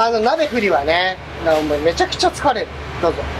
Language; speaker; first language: Japanese; native; Japanese